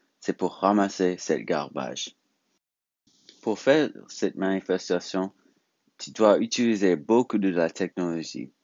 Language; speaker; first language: French; non-native, learner; English